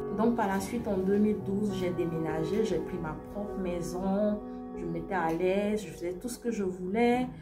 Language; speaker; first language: French; native; French